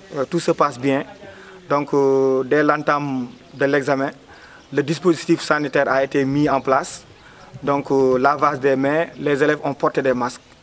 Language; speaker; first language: French; non-native, local second language; Wolof